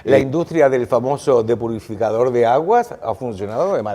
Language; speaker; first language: Spanish; native; Spanish